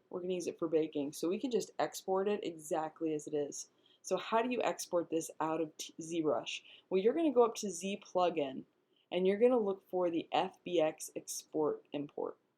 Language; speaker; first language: English; native; English